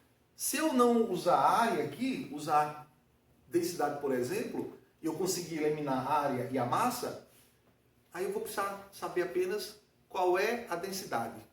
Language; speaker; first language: Portuguese; native; Portuguese